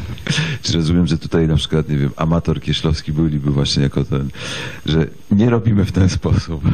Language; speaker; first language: Polish; native; Polish